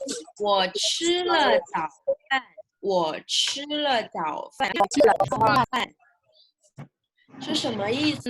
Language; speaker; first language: Chinese; non-native, fluent; Indonesian